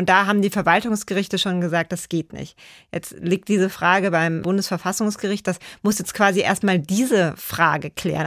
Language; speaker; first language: German; native; German